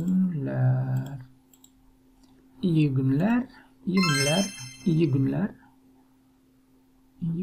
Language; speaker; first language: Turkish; non-native, learner; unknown